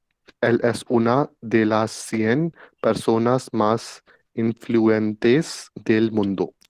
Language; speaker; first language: Spanish; non-native, learner; Hindi